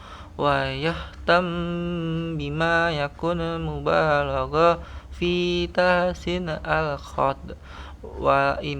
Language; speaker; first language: Arabic; non-native, learner; Indonesian